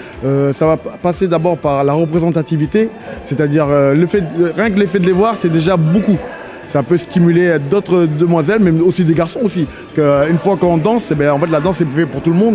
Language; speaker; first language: French; native; French